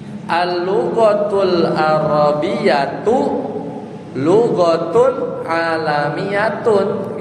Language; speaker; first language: Arabic; non-native, fluent; Indonesian